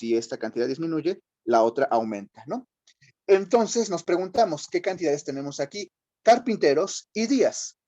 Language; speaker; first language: Spanish; native; Spanish